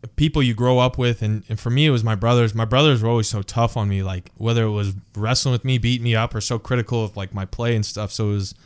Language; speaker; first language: English; native; English